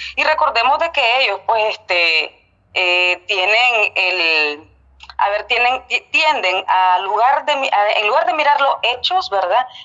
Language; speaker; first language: Spanish; native; Spanish